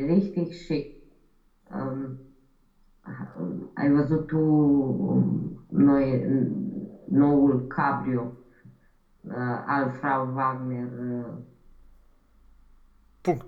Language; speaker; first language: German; non-native, learner; Romanian